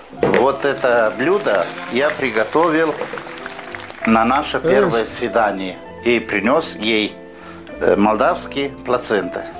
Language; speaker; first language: Russian; non-native, local second language; Romanian